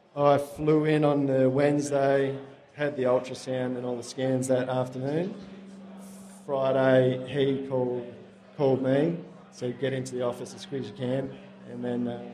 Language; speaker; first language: English; native; English